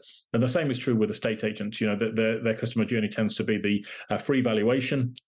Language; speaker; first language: English; native; English